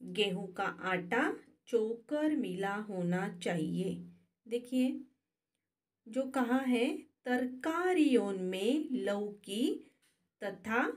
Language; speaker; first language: Hindi; non-native, local second language; Marathi